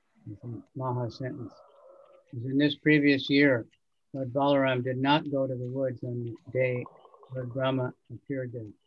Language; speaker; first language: English; native; English